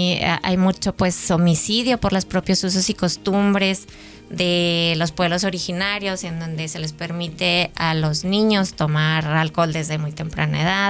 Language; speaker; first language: Spanish; native; Spanish